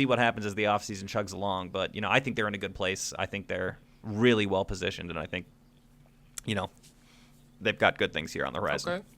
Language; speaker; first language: English; native; English